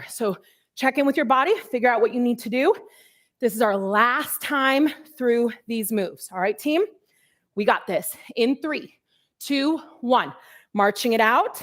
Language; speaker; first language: English; native; English